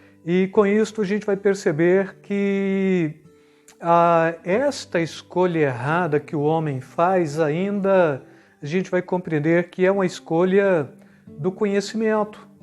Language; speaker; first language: Portuguese; native; Portuguese